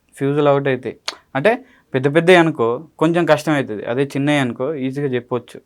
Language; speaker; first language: Telugu; native; Telugu